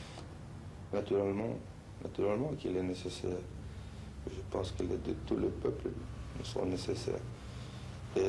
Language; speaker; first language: French; non-native, fluent; Spanish